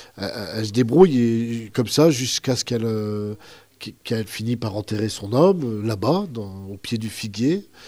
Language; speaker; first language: French; early bilingual, other home language; Arabic